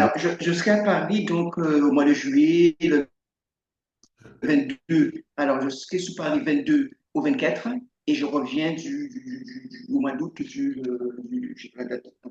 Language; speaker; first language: French; native; French